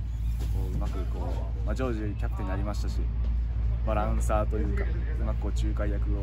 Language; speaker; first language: Japanese; native; Japanese